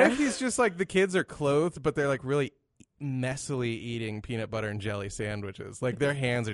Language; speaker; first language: English; native; English